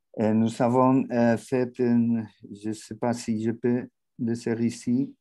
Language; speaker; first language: French; non-native, learner; Spanish